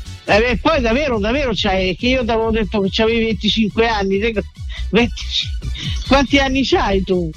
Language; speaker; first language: Italian; native; Italian